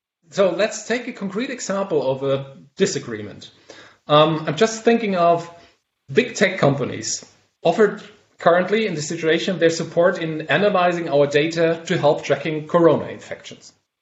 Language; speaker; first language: English; non-native, fluent; German